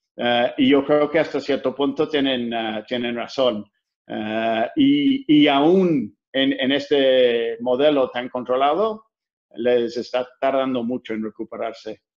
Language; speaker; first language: Spanish; non-native, fluent; English